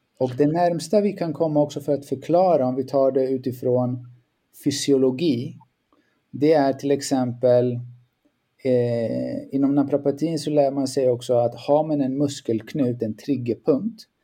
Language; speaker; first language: Swedish; early bilingual, other home language; Greek